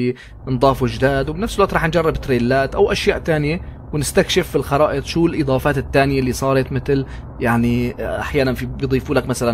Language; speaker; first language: Arabic; native; Arabic